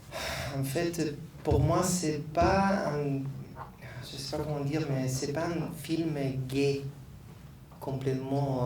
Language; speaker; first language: French; non-native, learner; Spanish